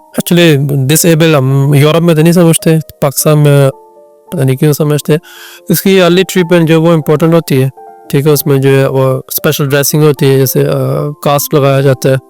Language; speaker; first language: Urdu; non-native, local second language; Punjabi